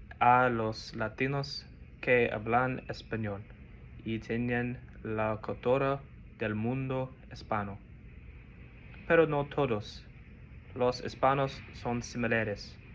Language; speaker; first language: Spanish; non-native, learner; English